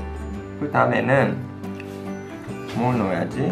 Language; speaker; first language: Korean; non-native, fluent; Japanese